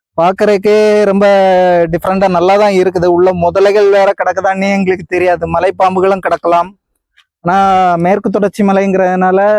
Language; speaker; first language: Tamil; native; Tamil